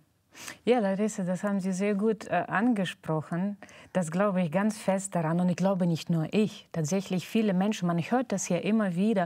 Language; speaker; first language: German; non-native, fluent; Russian